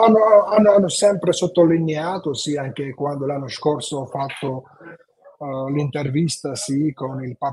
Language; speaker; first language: Italian; non-native, fluent; Georgian